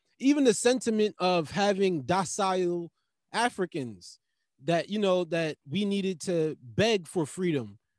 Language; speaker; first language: English; native; English